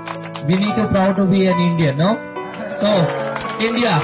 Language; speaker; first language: Hindi; native; Hindi